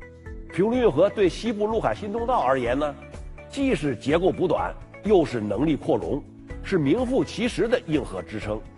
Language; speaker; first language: Chinese; native; Chinese